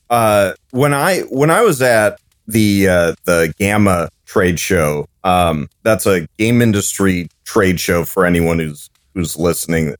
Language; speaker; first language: English; native; English